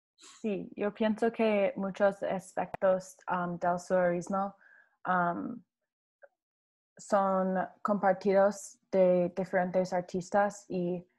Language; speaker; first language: Spanish; non-native, learner; English